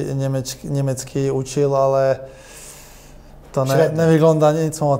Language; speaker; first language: Polish; non-native, learner; Croatian